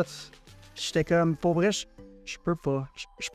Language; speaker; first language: French; native; French